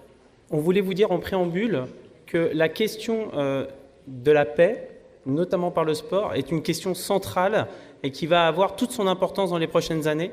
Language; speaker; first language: French; native; French